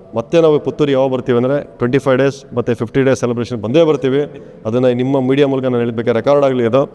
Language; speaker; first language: Kannada; native; Kannada